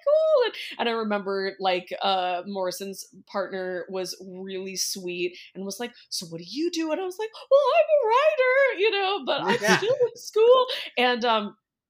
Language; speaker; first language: English; native; English